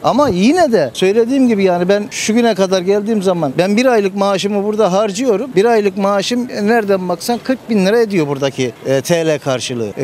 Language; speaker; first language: Turkish; native; Turkish